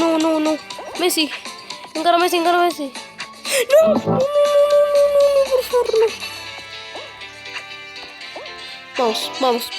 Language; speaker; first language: Spanish; native; Spanish